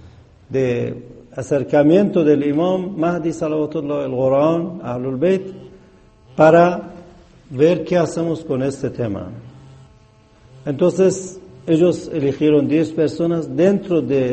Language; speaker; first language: Spanish; non-native, fluent; Persian